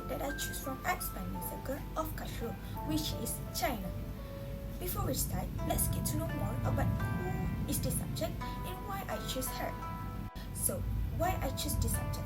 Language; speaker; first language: English; non-native, local second language; Malay